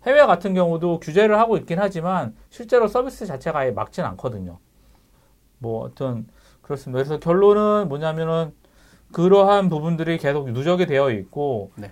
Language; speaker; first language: Korean; native; Korean